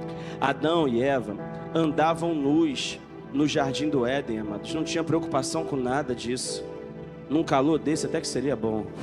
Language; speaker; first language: Portuguese; native; Portuguese